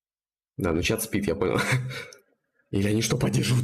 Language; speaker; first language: Russian; native; Russian